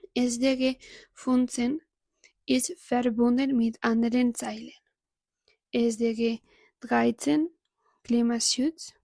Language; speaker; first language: German; non-native, learner; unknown